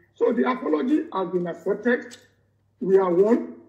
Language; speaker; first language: English; non-native, local second language; Yoruba